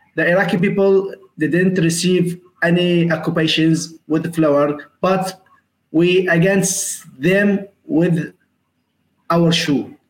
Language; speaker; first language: English; non-native, learner; Arabic